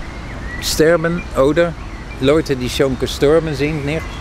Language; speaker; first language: German; non-native, fluent; Dutch